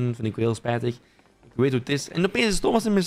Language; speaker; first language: Dutch; native; Dutch